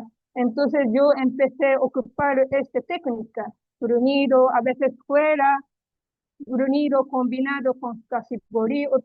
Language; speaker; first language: Spanish; non-native, learner; Japanese